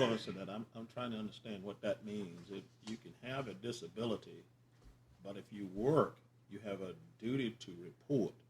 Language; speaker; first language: English; native; English